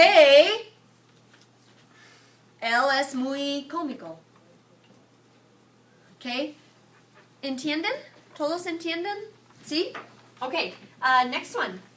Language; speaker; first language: Spanish; non-native, fluent; English